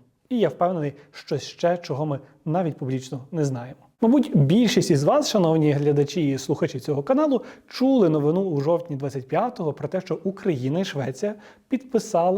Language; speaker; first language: Ukrainian; native; Ukrainian